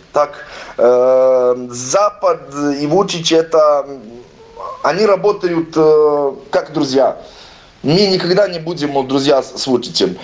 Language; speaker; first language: Russian; non-native, learner; Serbian